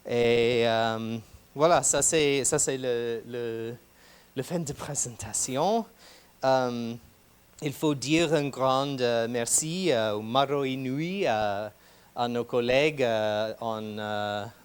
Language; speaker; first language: French; non-native, fluent; English